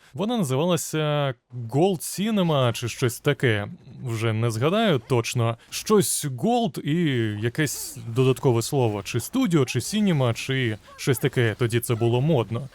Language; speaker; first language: Ukrainian; non-native, local second language; Russian